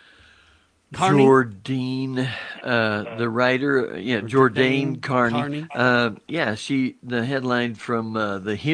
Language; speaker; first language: English; native; English